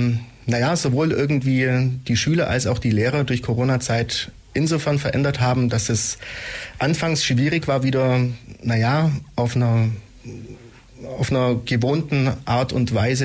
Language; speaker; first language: German; native; German